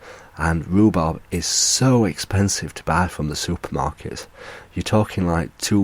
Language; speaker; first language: English; native; English